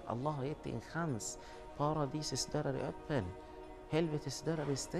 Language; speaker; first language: Swedish; non-native, fluent; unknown